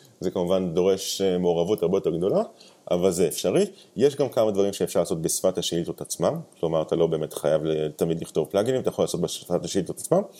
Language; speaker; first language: Hebrew; native; Hebrew